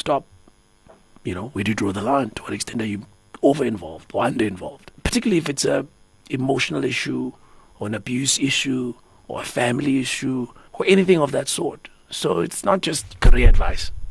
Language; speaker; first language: English; non-native, local second language; Zulu